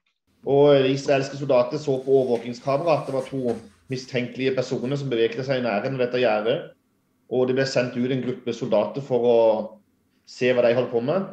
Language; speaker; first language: Norwegian; native; Norwegian